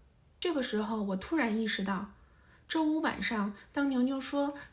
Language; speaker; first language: Chinese; native; Chinese